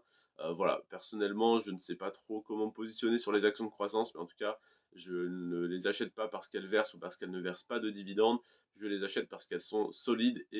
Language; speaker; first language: French; native; French